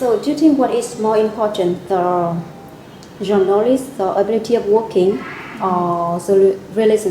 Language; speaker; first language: English; non-native, fluent; Vietnamese